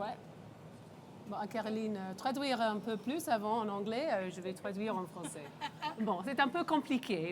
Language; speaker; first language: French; non-native, local second language; English